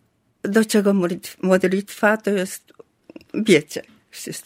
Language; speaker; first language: Polish; non-native, learner; Japanese